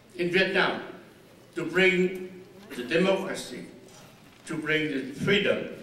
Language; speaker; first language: English; non-native, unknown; Vietnamese